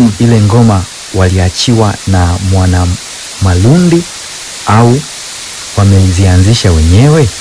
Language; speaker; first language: Swahili; non-native, local second language; Sukuma